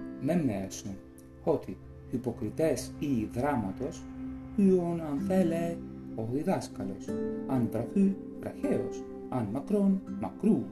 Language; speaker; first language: Greek; non-native, learner; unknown